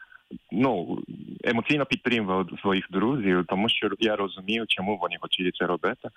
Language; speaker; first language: Ukrainian; non-native, fluent; Japanese